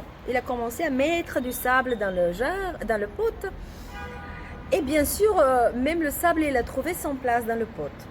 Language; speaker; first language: French; non-native, learner; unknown